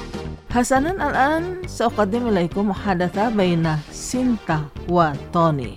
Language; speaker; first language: Arabic; non-native, fluent; Indonesian